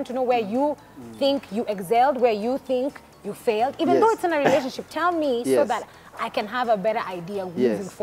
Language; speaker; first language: English; non-native, local second language; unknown